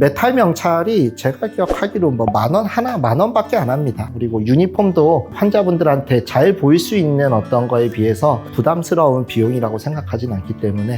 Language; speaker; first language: Korean; native; Korean